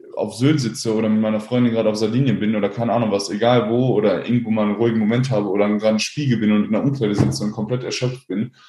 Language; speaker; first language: German; native; German